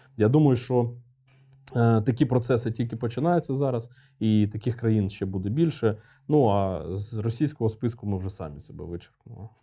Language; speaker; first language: Ukrainian; non-native, local second language; Russian